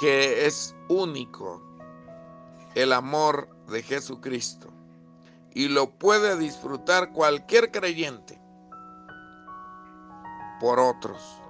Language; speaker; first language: Spanish; native; Spanish